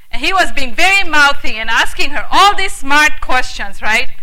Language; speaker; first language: English; early bilingual, heritage; English